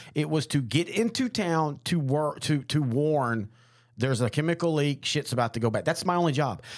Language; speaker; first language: English; native; English